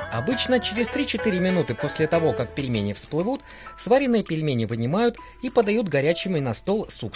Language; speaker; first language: Russian; native; Russian